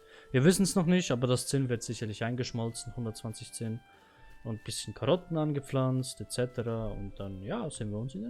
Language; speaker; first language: German; native; German